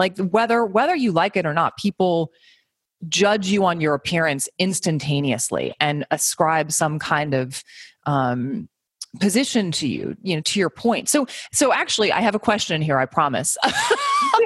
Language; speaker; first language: English; native; English